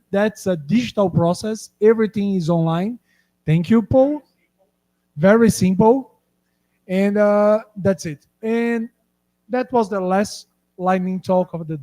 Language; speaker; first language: English; non-native, fluent; Portuguese